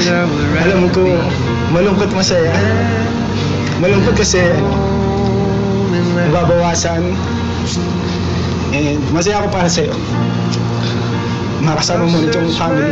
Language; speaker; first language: Filipino; non-native, learner; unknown